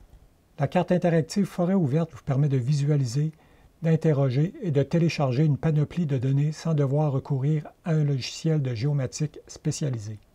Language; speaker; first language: French; native; French